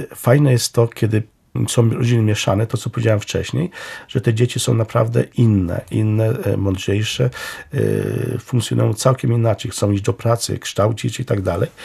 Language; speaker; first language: Polish; non-native, local second language; Romany